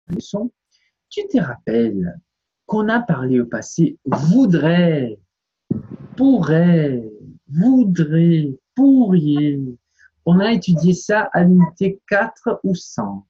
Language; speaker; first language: French; non-native, fluent; Portuguese